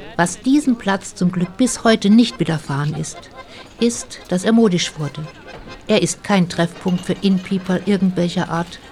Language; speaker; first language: German; native; German